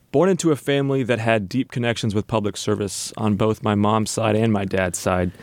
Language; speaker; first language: English; native; English